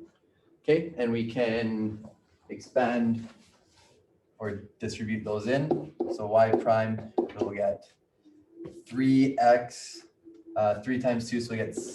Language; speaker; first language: English; native; English